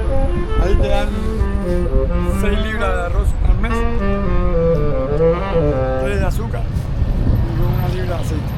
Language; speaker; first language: Spanish; native; Spanish